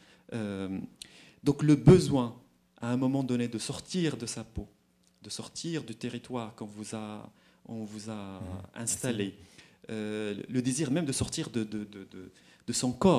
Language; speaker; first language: French; non-native, local second language; Arabic